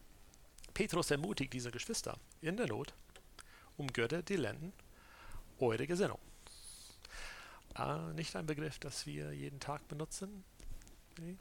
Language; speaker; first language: German; non-native, fluent; English